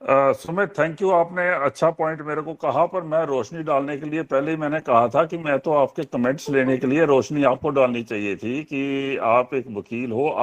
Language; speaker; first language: Hindi; non-native, local second language; Punjabi